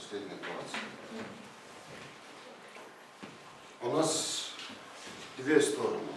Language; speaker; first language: Russian; non-native, learner; Mongolian